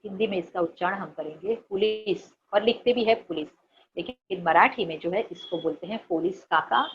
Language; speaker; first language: Hindi; non-native, local second language; Marathi